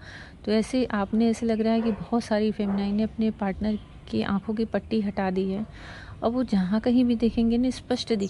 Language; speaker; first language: Hindi; native; Hindi